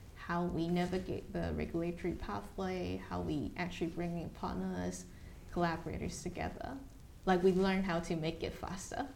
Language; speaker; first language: English; non-native, fluent; Chinese